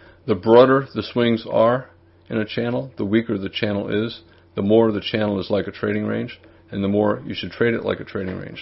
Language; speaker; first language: English; native; English